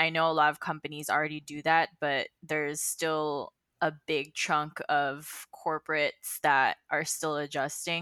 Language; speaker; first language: English; non-native, local second language; Filipino